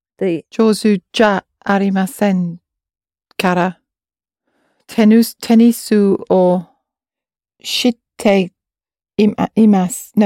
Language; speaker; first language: Japanese; non-native, learner; English